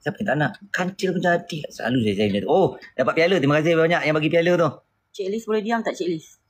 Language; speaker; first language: Malay; native; Malay